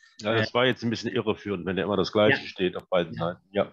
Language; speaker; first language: German; native; German